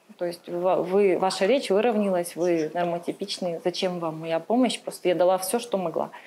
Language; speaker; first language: Russian; native; Russian